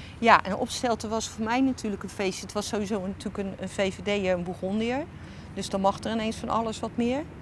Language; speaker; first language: Dutch; native; Dutch